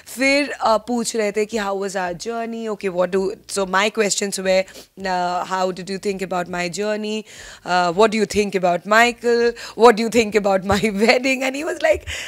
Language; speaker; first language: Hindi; non-native, local second language; Bangla